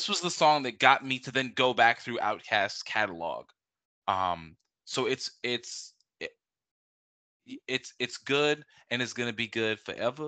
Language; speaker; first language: English; native; English